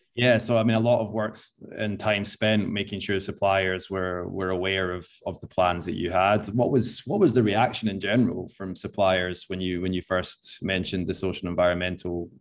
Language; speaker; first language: English; native; English